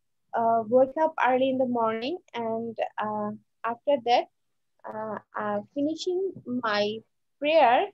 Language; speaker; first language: English; non-native, learner; Bangla